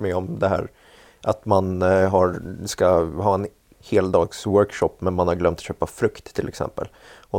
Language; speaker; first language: Swedish; native; Swedish